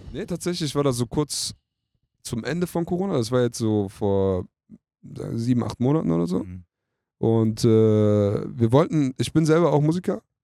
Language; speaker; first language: German; early bilingual, other home language; Turkish